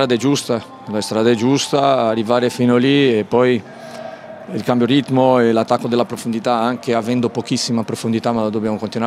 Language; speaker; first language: Italian; non-native, fluent; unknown